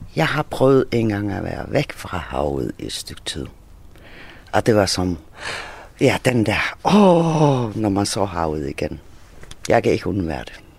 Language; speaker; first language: Danish; non-native, local second language; Faroese